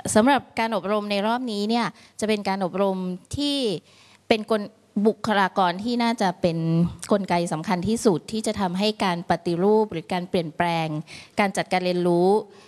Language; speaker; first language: Thai; native; Thai